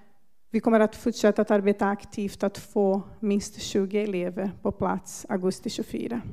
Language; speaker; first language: Swedish; non-native, fluent; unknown